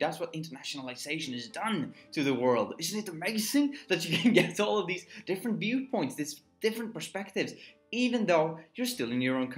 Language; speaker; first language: English; non-native, fluent; Swedish